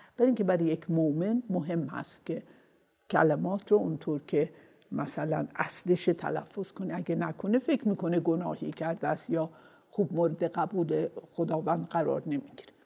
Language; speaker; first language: Persian; non-native, local second language; Azerbaijani